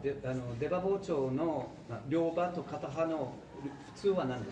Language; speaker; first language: Japanese; non-native, fluent; English